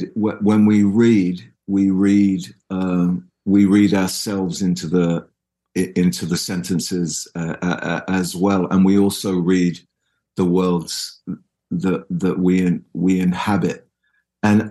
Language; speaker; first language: English; native; English